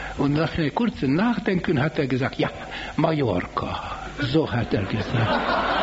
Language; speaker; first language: German; non-native, fluent; Hungarian